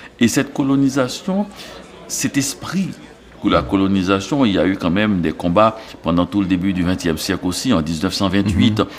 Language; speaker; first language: French; non-native, local second language; Haitian Creole